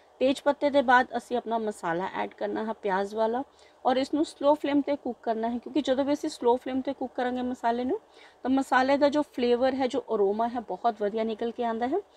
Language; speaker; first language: Hindi; non-native, local second language; Punjabi